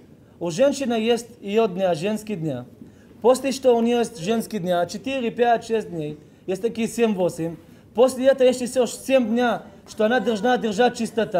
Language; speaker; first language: Russian; early bilingual, heritage; Hebrew